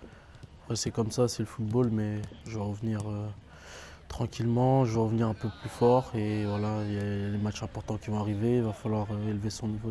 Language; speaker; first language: French; native; French